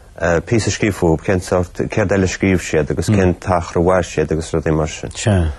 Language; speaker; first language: Irish; native; Irish